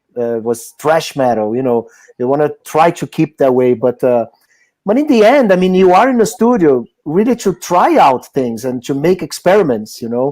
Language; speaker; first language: English; non-native, fluent; Portuguese